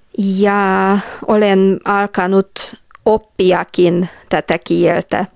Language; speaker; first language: Finnish; non-native, fluent; Hungarian